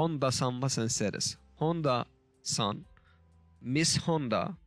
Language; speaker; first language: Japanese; non-native, learner; Turkish